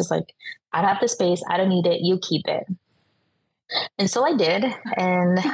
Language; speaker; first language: English; non-native, fluent; Spanish